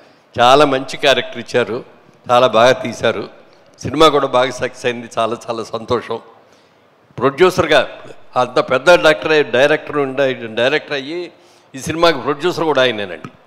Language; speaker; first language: Telugu; native; Telugu